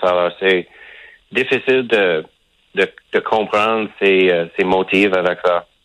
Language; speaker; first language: French; non-native, local second language; English